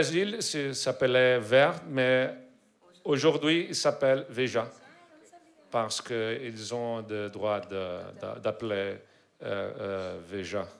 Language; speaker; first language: French; non-native, learner; Portuguese